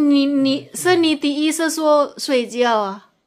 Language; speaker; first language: Chinese; non-native, fluent; Indonesian